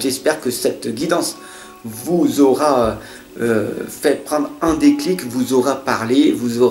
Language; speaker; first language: French; native; French